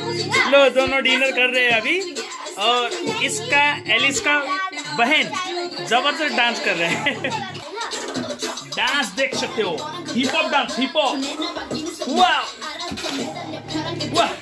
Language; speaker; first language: Hindi; non-native, local second language; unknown